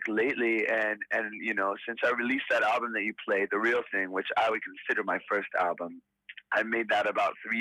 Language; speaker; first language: English; native; English